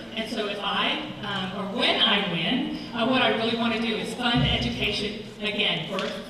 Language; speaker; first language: English; native; English